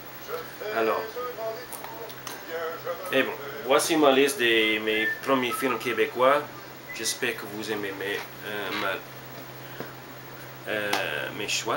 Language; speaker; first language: French; non-native, learner; English